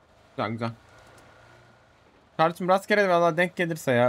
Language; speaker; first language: Turkish; native; Turkish